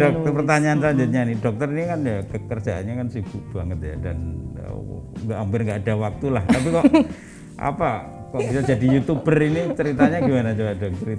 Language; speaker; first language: Indonesian; native; Indonesian